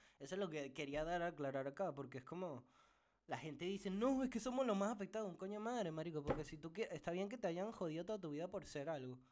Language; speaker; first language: Spanish; native; Spanish